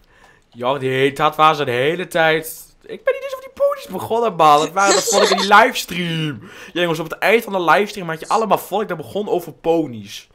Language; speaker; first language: Dutch; native; Dutch